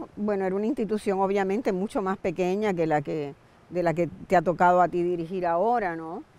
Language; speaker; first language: Spanish; native; Spanish